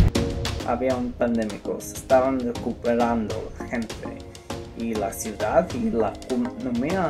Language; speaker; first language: Spanish; non-native, learner; English